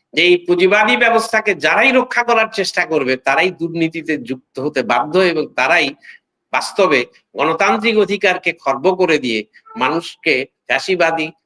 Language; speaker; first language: Bangla; native; Bangla